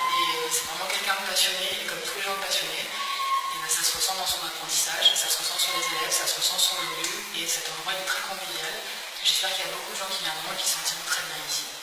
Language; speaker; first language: French; native; French